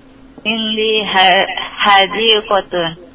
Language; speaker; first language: Arabic; non-native, learner; Indonesian